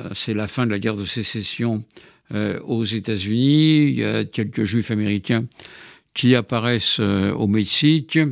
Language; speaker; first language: French; native; French